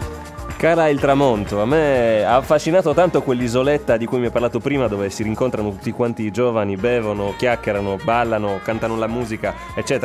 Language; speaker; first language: Italian; native; Italian